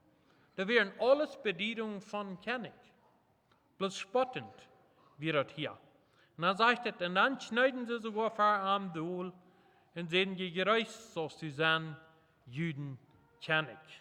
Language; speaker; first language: German; non-native, local second language; Plautdietsch